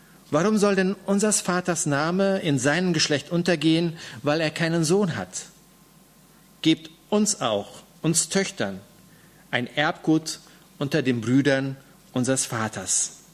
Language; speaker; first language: German; native; German